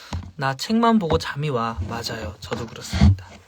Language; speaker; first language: Korean; native; Korean